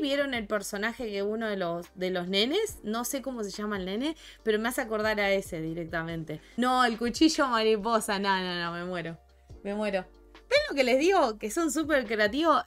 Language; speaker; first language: Spanish; native; Spanish